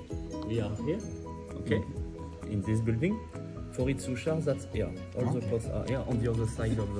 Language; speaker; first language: English; non-native, fluent; French